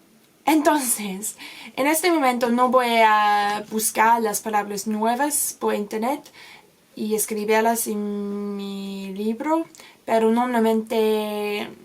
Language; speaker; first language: Spanish; non-native, learner; English